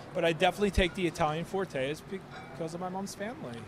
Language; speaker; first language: English; native; English